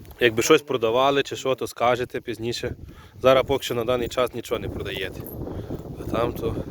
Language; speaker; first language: Ukrainian; native; Ukrainian